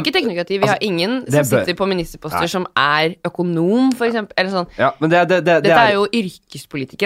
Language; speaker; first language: Norwegian; native; Norwegian